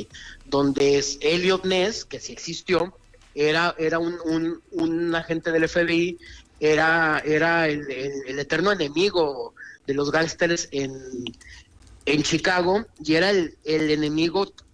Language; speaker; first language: Spanish; native; Spanish